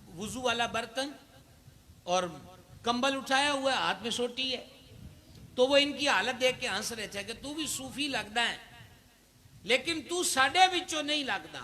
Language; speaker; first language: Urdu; non-native, local second language; Punjabi